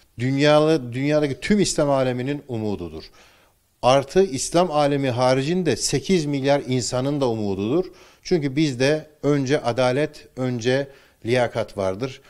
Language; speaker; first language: Turkish; native; Turkish